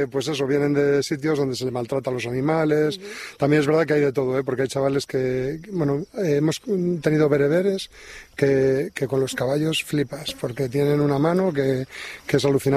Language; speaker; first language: Spanish; native; Spanish